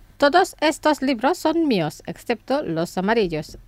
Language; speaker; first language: Spanish; non-native, fluent; Indonesian